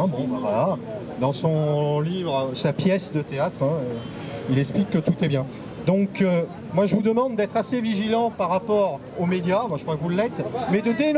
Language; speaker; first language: French; native; French